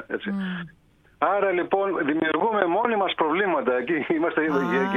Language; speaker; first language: Greek; native; Greek